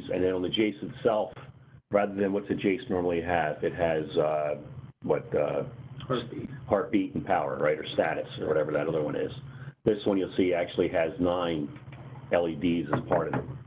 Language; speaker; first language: English; native; English